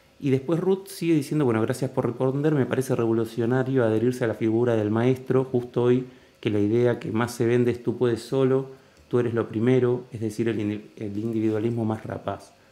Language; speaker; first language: Spanish; native; Spanish